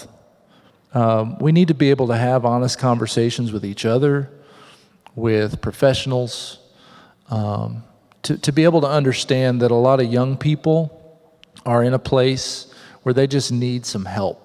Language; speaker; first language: English; native; English